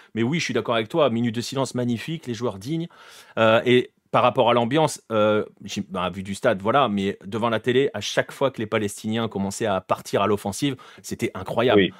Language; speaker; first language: French; native; French